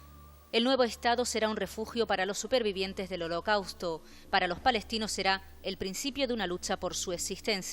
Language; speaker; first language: Spanish; native; Spanish